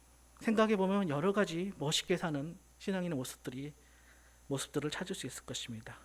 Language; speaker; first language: Korean; native; Korean